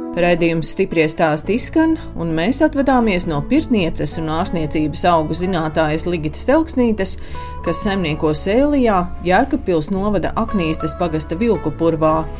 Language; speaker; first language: Latvian; native; Latvian